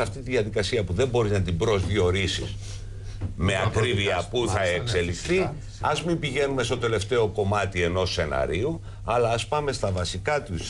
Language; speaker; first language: Greek; native; Greek